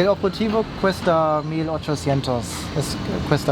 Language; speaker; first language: Spanish; non-native, learner; German